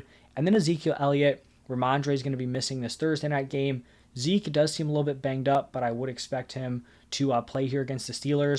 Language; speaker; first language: English; native; English